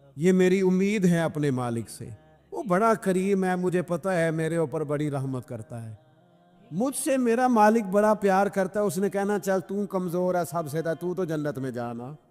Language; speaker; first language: Urdu; non-native, local second language; Punjabi